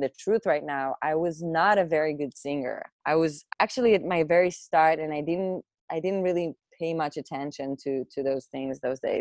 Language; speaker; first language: English; non-native, fluent; Hebrew